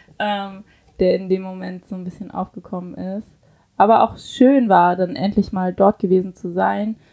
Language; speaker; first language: German; early bilingual, other home language; Chinese